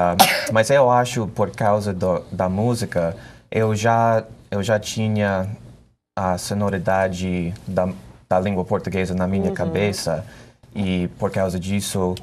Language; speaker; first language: Portuguese; non-native, learner; English